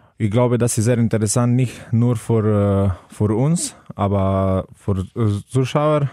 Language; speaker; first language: German; non-native, learner; Slovenian